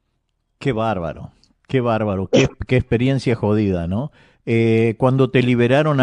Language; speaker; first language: Spanish; native; Spanish